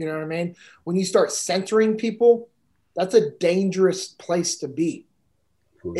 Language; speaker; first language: English; native; English